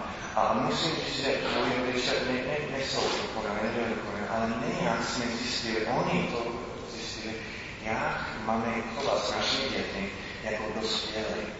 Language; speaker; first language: Czech; non-native, fluent; English